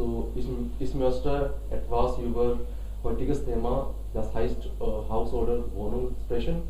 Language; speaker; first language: German; non-native, learner; Hindi